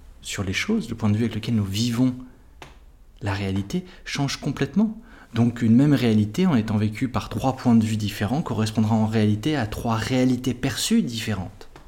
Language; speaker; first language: French; native; French